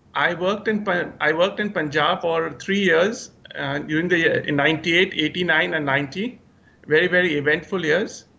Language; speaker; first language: English; early bilingual, other home language; Hindi